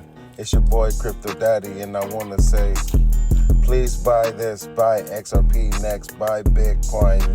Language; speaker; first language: English; native; English